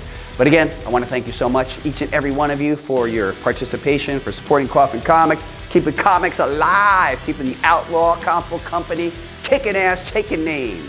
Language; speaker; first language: English; native; English